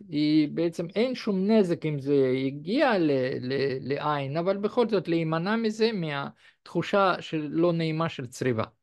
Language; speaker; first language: Hebrew; non-native, fluent; Russian